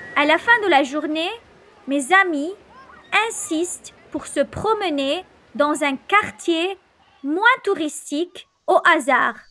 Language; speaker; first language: French; non-native, local second language; Arabic